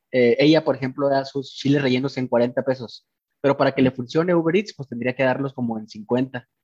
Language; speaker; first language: Spanish; native; Spanish